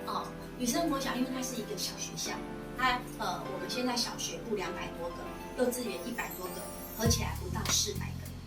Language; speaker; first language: Chinese; non-native, local second language; Min Nan Chinese